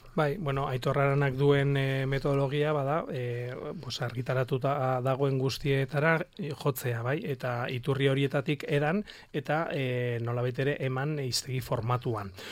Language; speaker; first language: Basque; non-native, local second language; Spanish